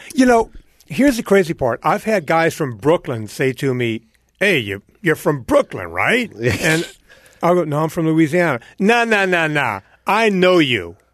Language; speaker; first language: English; native; English